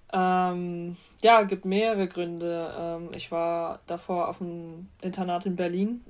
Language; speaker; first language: German; native; German